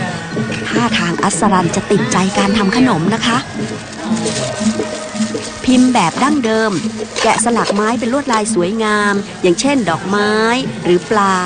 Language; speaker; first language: Thai; native; Thai